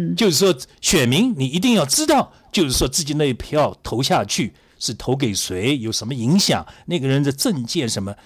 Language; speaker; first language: Chinese; native; Chinese